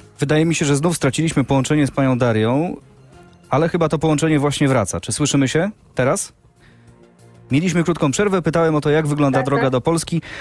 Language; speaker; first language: Polish; native; Polish